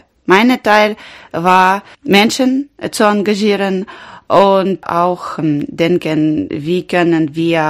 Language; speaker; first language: German; non-native, learner; Ukrainian